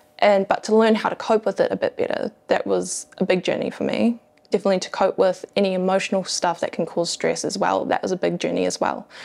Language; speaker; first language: English; native; English